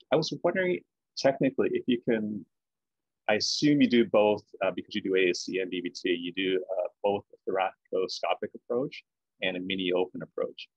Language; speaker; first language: English; native; English